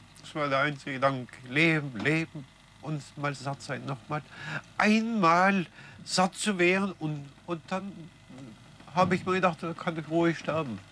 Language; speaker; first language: German; non-native, fluent; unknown